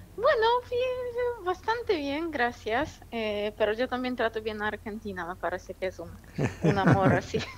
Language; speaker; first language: Spanish; non-native, fluent; Polish